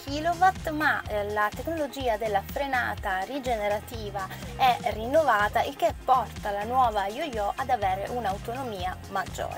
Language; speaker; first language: Italian; native; Italian